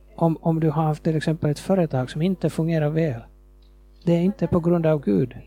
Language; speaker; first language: Swedish; non-native, fluent; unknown